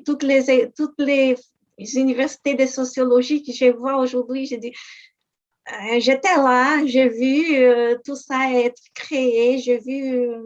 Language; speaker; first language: French; non-native, fluent; Portuguese